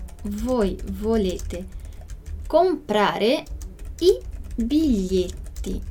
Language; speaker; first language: Italian; non-native, fluent; Portuguese